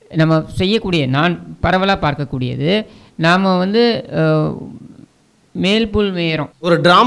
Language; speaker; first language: Tamil; native; Tamil